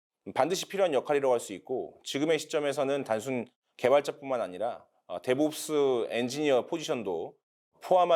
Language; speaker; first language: Korean; native; Korean